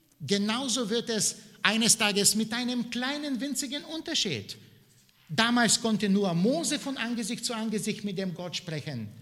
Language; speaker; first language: German; non-native, fluent; Bulgarian